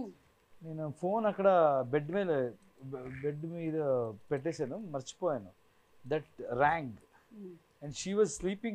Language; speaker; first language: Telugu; non-native, fluent; Kannada